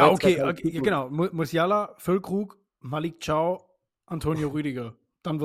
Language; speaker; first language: German; native; German